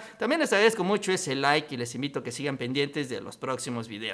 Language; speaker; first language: Spanish; native; Spanish